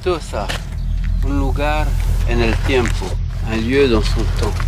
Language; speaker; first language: Spanish; non-native, learner; French